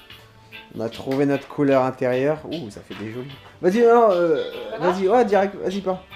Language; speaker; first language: French; native; French